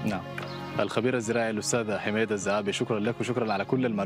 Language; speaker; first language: Arabic; native; Arabic